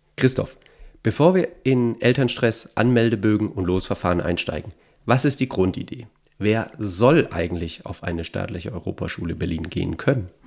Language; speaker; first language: German; native; German